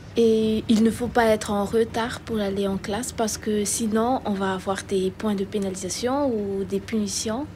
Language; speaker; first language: French; non-native, local second language; Malagasy